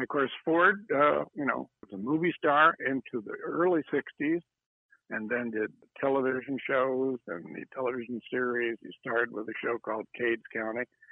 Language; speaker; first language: English; native; English